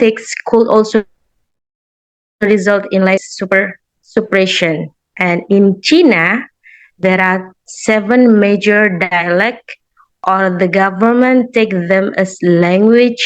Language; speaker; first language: English; non-native, learner; Indonesian